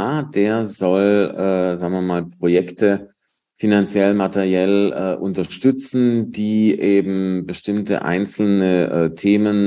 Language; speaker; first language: German; native; German